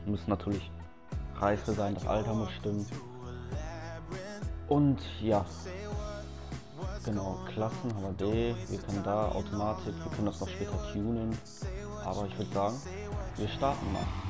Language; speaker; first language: German; native; German